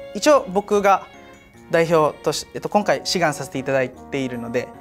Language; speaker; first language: Japanese; early bilingual, other home language; Cebuano